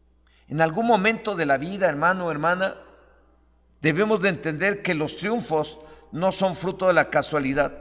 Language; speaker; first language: Spanish; native; Spanish